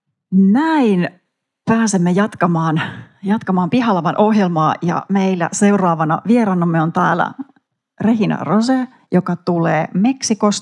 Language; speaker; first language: Finnish; native; Finnish